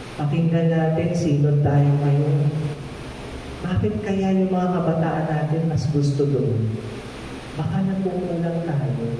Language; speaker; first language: Filipino; non-native, local second language; Pampanga